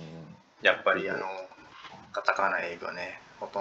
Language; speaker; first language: Japanese; non-native, learner; English